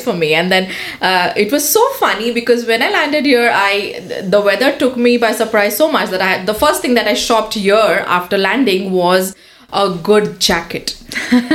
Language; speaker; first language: English; non-native, local second language; Hindi